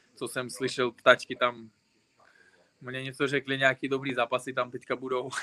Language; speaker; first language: Czech; non-native, fluent; Uzbek